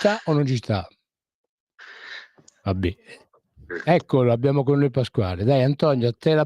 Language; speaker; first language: Italian; native; Italian